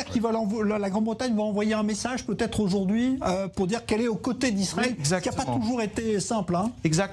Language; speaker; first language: French; native; French